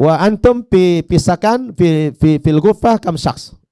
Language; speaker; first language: Arabic; non-native, fluent; Indonesian